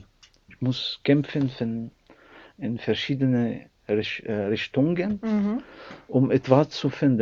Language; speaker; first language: German; non-native, learner; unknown